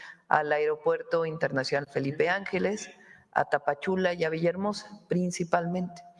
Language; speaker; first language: Spanish; native; Spanish